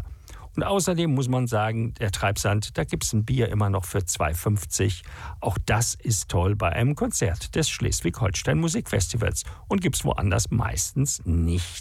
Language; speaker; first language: German; native; German